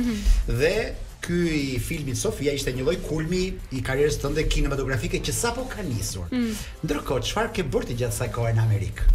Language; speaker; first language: Albanian; native; Albanian